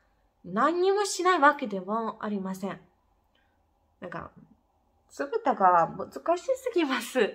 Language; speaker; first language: Japanese; non-native, fluent; Ukrainian